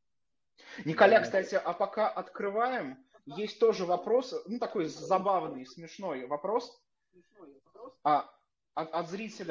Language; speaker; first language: Russian; native; Russian